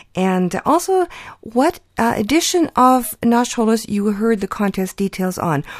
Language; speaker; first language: English; early bilingual, other home language; Ukrainian